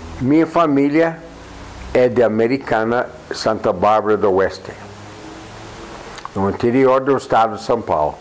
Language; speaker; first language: Portuguese; non-native, fluent; English